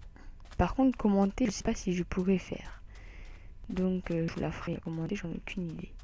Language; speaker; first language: French; native; French